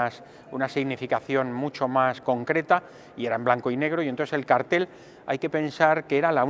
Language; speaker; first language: Spanish; native; Spanish